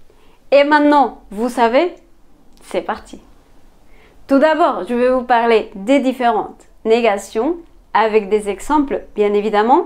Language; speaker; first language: French; non-native, fluent; Spanish